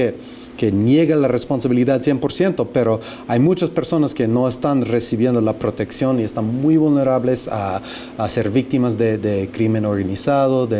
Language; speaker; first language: Spanish; non-native, fluent; English